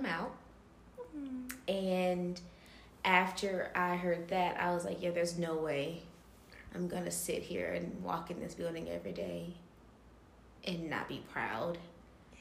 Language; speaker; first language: English; native; English